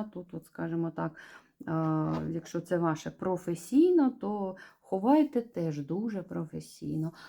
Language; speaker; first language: Ukrainian; non-native, local second language; Russian